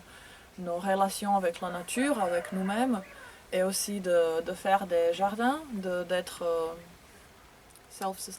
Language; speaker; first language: French; non-native, fluent; Croatian